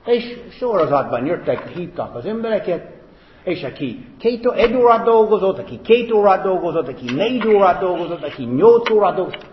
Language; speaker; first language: Hungarian; non-native, fluent; English